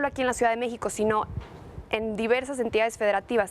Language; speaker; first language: Spanish; native; Spanish